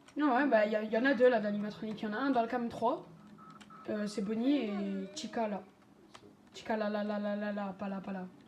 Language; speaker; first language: French; native; French